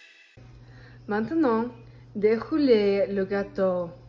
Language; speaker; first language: French; non-native, learner; English